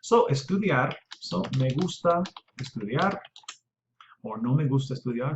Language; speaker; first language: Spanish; non-native, fluent; English